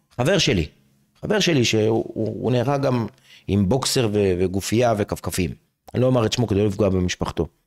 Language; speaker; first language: Hebrew; native; Hebrew